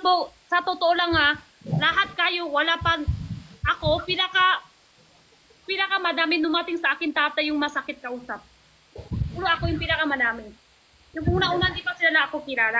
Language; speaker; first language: Filipino; non-native, learner; Chinese